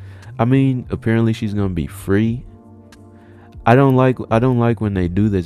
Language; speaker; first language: English; native; English